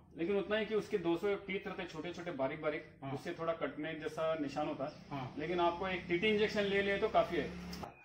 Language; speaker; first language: Hindi; non-native, local second language; Urdu